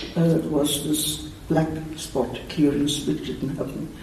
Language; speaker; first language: English; early bilingual, other home language; German